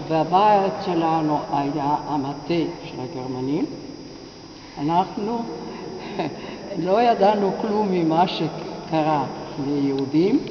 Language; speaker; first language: Hebrew; non-native, fluent; Italian